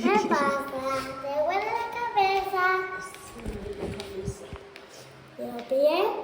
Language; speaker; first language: Spanish; early bilingual, other home language; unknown